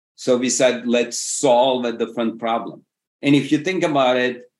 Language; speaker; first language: English; non-native, fluent; Turkish